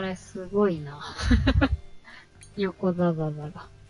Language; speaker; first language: Japanese; native; Japanese